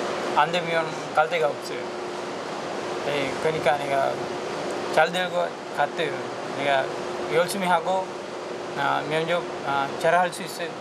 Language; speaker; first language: Korean; non-native, learner; Sinhala